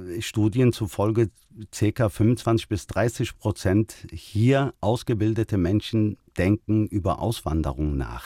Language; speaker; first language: German; early bilingual, other home language; Turkish